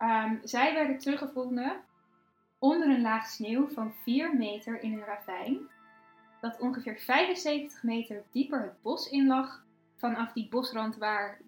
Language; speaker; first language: Dutch; native; Dutch